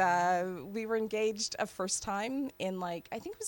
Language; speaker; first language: English; native; English